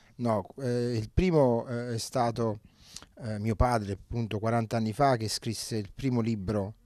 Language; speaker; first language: Italian; native; Italian